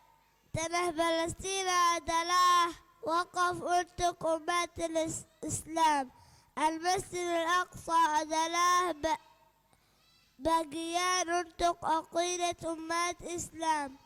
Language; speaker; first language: Indonesian; non-native, learner; Arabic